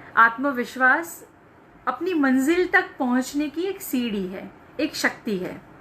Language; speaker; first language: Hindi; non-native, local second language; Gujarati